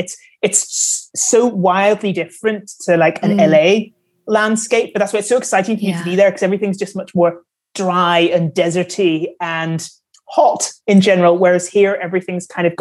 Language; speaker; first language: English; native; English